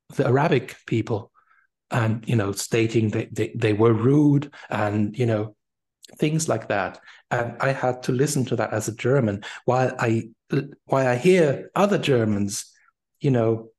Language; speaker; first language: English; non-native, fluent; German